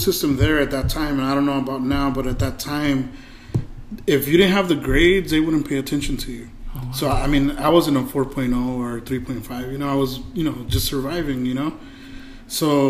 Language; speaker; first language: English; early bilingual, other home language; Spanish